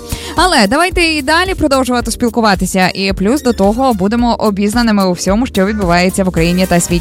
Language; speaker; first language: Ukrainian; native; Ukrainian